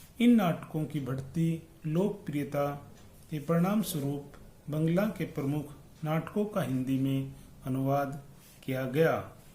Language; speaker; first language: Hindi; native; Hindi